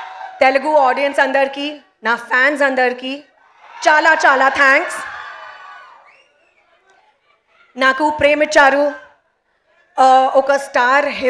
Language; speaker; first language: Telugu; non-native, local second language; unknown